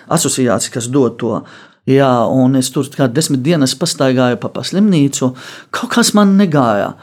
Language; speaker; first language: Latvian; non-native, fluent; Arabic